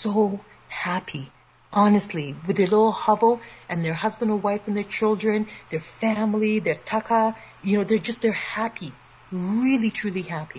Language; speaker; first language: English; native; English